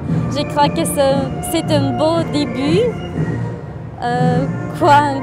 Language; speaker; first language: French; non-native, fluent; Romanian